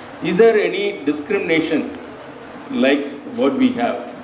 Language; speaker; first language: English; non-native, local second language; Tamil